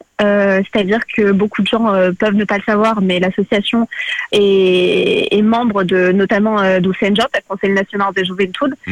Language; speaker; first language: French; early bilingual, other home language; Portuguese